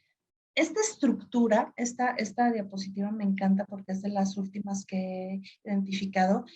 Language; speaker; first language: Spanish; native; Spanish